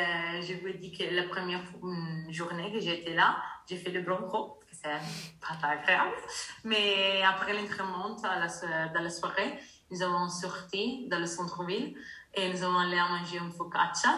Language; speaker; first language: French; non-native, learner; Italian